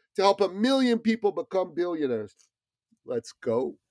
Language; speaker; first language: English; early bilingual, other home language; Persian